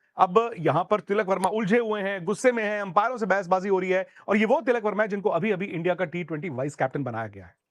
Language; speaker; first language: Hindi; native; Hindi